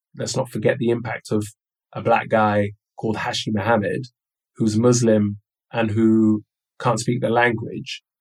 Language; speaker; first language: English; early bilingual, other home language; Somali